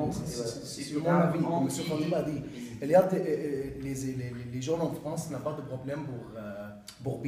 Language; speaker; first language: French; non-native, learner; Arabic